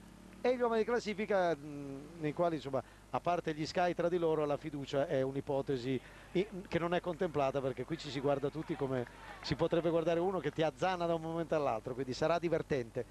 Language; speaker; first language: Italian; native; Italian